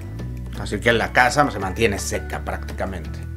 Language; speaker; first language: Spanish; native; Spanish